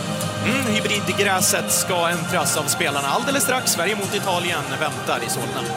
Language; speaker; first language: Swedish; native; Swedish